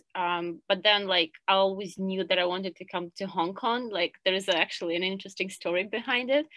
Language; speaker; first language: English; non-native, fluent; Ukrainian